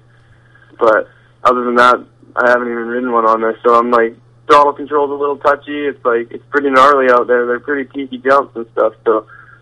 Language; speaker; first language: English; native; English